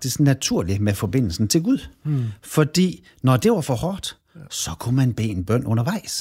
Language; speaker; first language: Danish; native; Danish